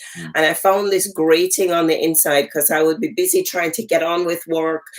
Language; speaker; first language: English; native; English